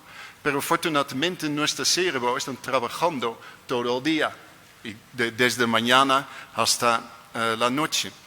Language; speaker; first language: Spanish; non-native, learner; Dutch